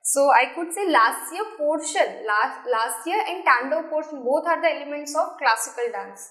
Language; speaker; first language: English; non-native, local second language; Gujarati